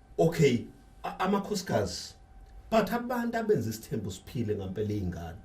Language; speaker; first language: Zulu; native; Zulu